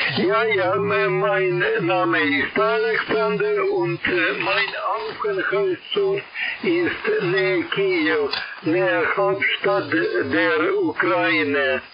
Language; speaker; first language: German; non-native, learner; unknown